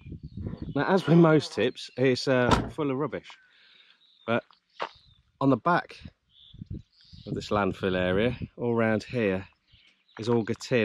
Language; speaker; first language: English; native; English